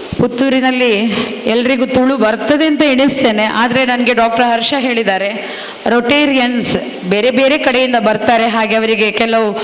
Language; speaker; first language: Kannada; non-native, local second language; Tulu